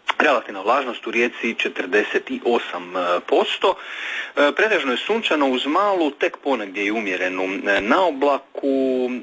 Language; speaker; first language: Croatian; native; Croatian